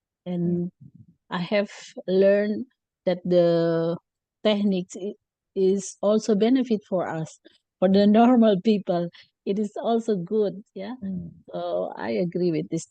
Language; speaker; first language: English; non-native, learner; Indonesian